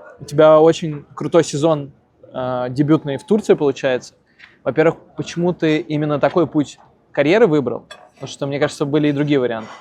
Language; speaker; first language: Russian; native; Russian